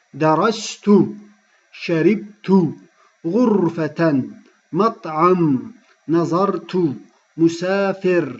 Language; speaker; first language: Arabic; non-native, fluent; Turkish